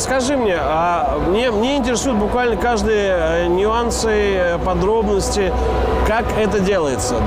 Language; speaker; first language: Russian; native; Russian